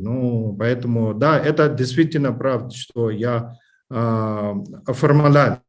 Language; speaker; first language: Russian; non-native, learner; English